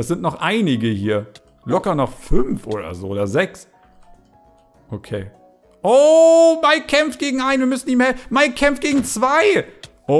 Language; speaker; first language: German; native; German